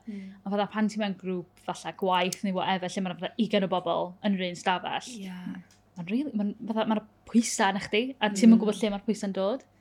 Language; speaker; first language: Welsh; native; Welsh